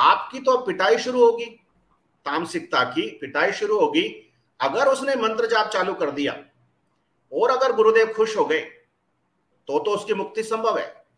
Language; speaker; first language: Hindi; native; Hindi